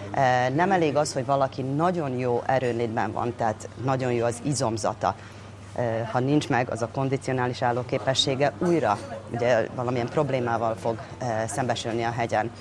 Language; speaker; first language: Hungarian; native; Hungarian